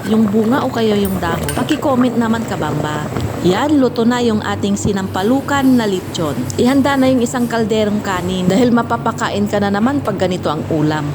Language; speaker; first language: Filipino; non-native, local second language; Iloko